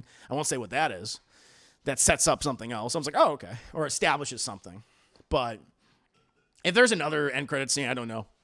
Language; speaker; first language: English; native; English